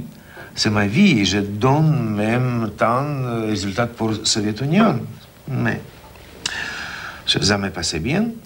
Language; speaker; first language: French; non-native, learner; Russian